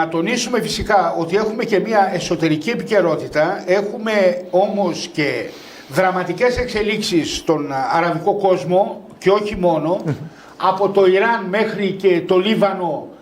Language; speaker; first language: Greek; native; Greek